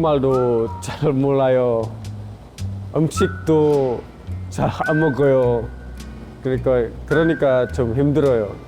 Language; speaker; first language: Korean; non-native, learner; Indonesian